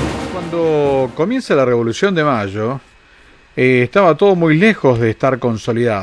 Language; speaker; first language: Spanish; native; Spanish